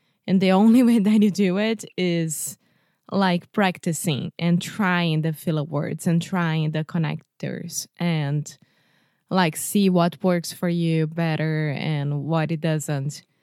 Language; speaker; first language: English; non-native, fluent; Portuguese